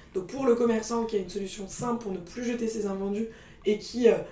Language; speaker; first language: French; native; French